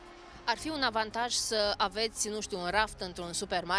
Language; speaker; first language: Romanian; native; Romanian